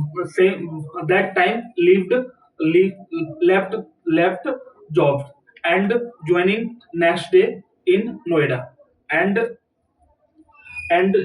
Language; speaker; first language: English; non-native, learner; Hindi